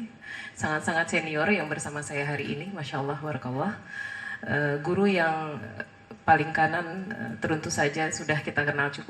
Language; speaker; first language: Indonesian; native; Indonesian